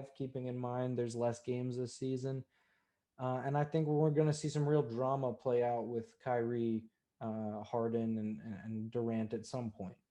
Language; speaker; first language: English; native; English